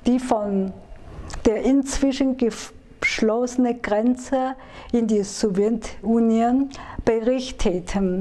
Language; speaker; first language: German; non-native, fluent; Chinese